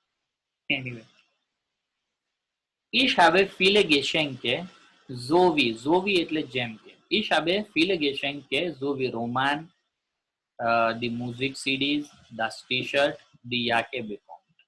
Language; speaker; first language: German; non-native, learner; Gujarati